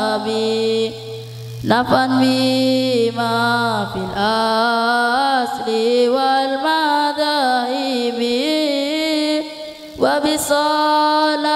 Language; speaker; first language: Arabic; non-native, learner; Madurese